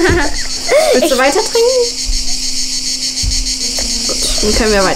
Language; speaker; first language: German; native; German